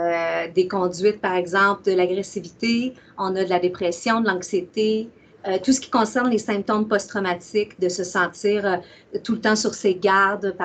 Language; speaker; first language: French; native; French